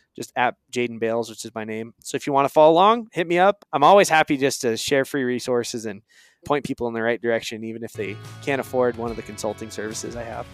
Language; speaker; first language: English; native; English